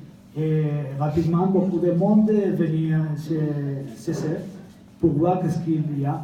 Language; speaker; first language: French; non-native, fluent; Spanish